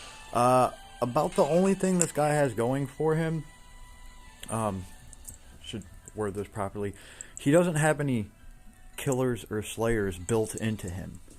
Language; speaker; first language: English; native; English